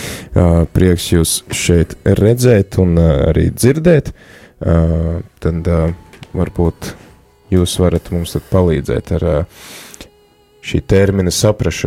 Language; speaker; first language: Latvian; native; Latvian